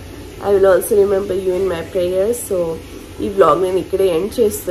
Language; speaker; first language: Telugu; native; Telugu